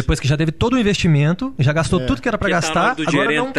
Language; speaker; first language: Portuguese; native; Portuguese